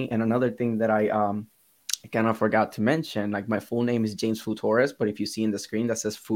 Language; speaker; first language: English; non-native, fluent; Spanish